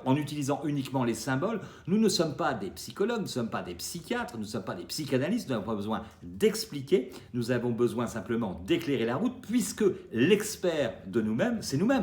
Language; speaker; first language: French; native; French